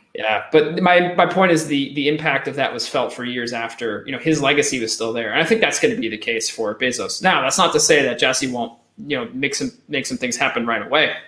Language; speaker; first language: English; native; English